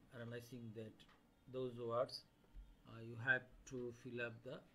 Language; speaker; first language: English; non-native, local second language; Bangla